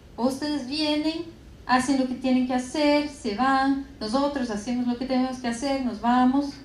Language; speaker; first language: Spanish; non-native, fluent; Portuguese